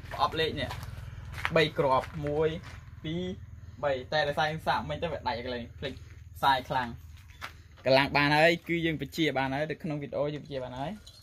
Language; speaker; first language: Khmer; native; Khmer